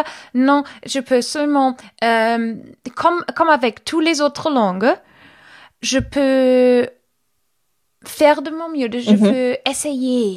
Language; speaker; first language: French; non-native, learner; German